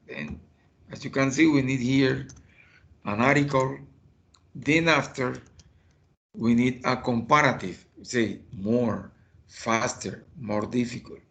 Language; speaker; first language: English; non-native, fluent; Spanish